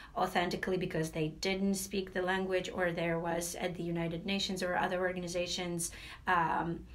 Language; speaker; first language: English; non-native, fluent; Latvian